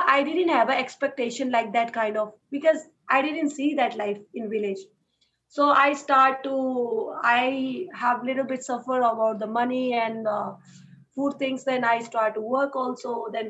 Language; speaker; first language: English; non-native, local second language; Hindi